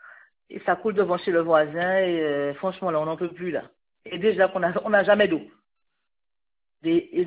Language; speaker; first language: French; native; French